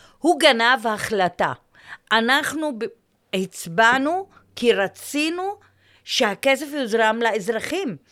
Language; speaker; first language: Hebrew; non-native, local second language; Arabic